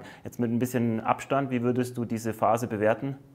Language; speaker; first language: German; native; German